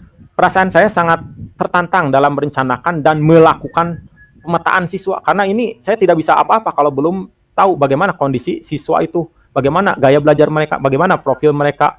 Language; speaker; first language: Indonesian; non-native, local second language; Sundanese